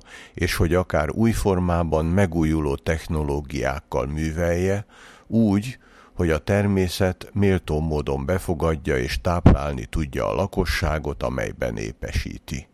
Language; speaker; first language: Hungarian; native; Hungarian